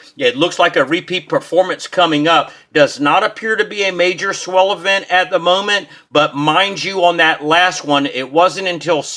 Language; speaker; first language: English; native; English